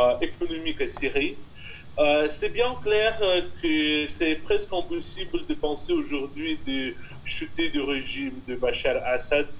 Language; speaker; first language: French; non-native, fluent; Russian